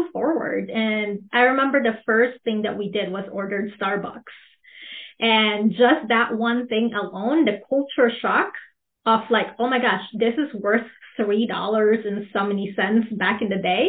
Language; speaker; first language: English; non-native, local second language; Filipino